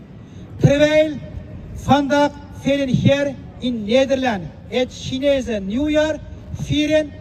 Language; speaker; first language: Dutch; non-native, fluent; Uyghur